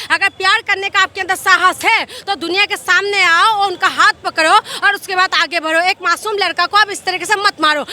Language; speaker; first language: Hindi; non-native, local second language; Assamese